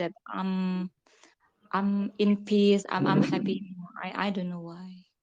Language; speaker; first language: English; non-native, learner; Indonesian